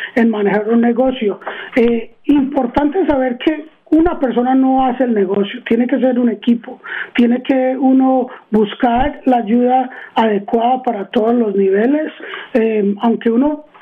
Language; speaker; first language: Spanish; early bilingual, heritage; Spanish